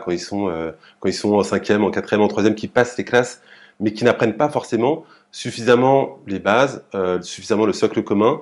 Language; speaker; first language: French; native; French